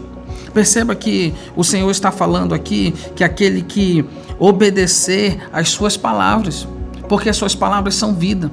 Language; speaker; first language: Portuguese; native; Portuguese